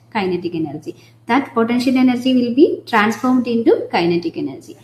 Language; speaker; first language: English; non-native, local second language; Malayalam